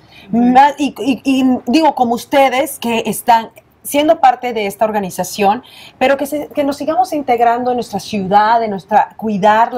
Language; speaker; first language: Spanish; native; Spanish